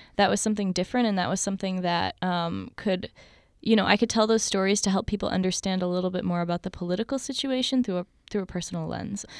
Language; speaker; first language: English; native; English